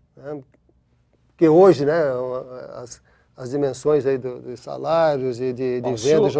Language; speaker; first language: Portuguese; native; Portuguese